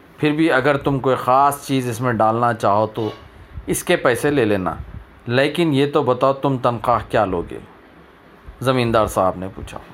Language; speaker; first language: Urdu; native; Urdu